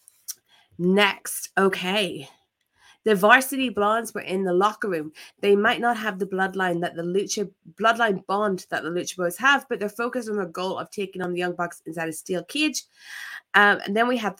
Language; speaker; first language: English; native; English